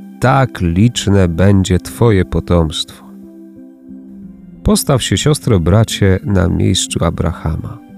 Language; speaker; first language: Polish; native; Polish